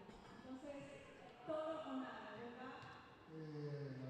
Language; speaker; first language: Spanish; non-native, fluent; Portuguese